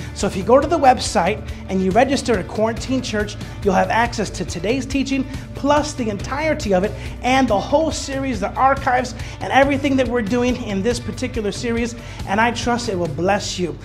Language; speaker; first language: English; native; English